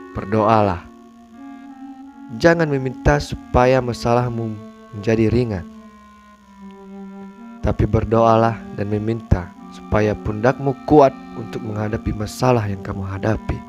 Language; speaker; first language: Indonesian; native; Indonesian